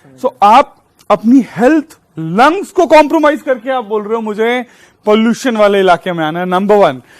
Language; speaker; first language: Hindi; native; Hindi